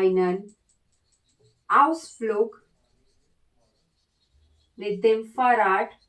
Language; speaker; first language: German; non-native, learner; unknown